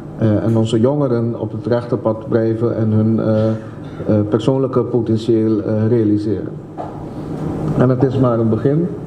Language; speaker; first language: Dutch; non-native, local second language; Papiamento